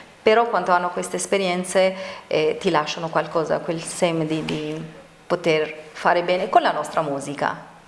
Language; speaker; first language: Italian; non-native, fluent; Albanian